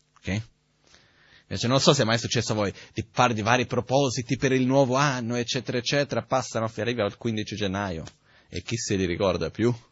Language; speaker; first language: Italian; native; Italian